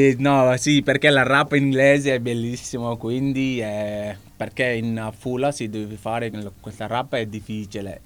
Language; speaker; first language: Italian; non-native, learner; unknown